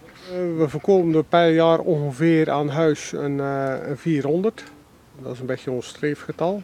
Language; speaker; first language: Dutch; native; Dutch